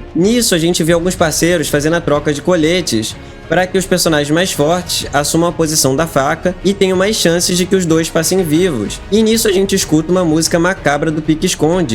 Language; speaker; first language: Portuguese; native; Portuguese